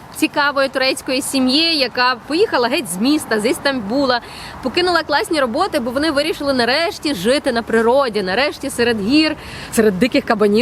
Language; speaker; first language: Ukrainian; native; Ukrainian